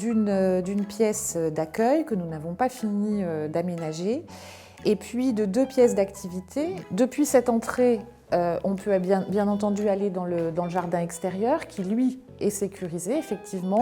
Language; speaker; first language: French; native; French